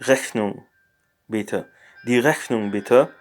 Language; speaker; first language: German; non-native, learner; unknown